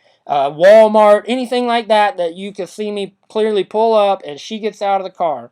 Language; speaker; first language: English; native; English